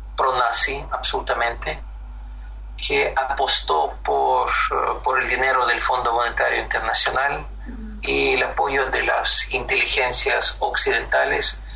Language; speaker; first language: Spanish; non-native, fluent; Ukrainian